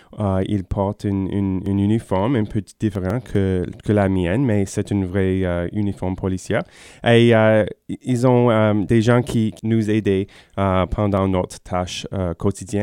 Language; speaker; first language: French; non-native, fluent; English